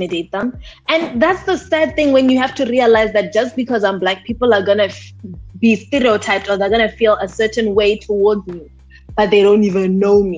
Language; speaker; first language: English; non-native, local second language; Tswana